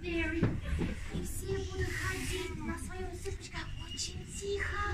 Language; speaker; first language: Russian; non-native, learner; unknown